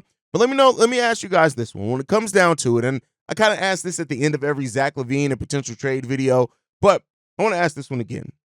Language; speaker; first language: English; native; English